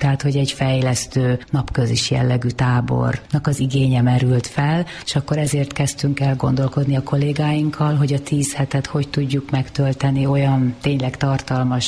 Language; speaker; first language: Hungarian; native; Hungarian